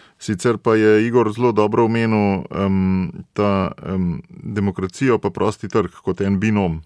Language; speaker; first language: Slovenian; native; Slovenian